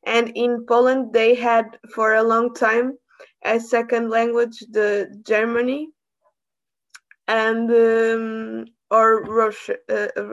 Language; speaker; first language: English; non-native, learner; Portuguese